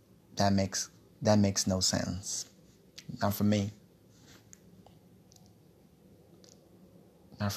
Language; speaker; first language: English; non-native, learner; Portuguese